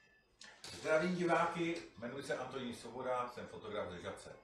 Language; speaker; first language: Czech; native; Czech